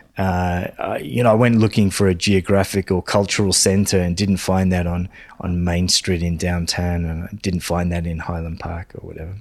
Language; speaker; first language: English; native; English